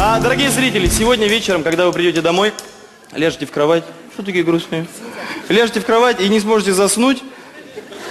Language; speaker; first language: Russian; native; Russian